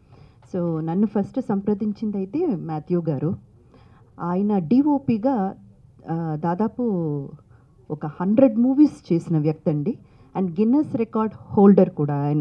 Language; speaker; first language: Telugu; native; Telugu